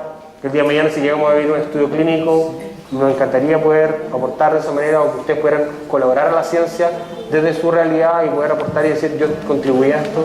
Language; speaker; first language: Spanish; native; Spanish